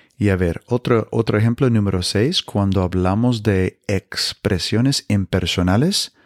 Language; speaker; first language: Spanish; non-native, fluent; English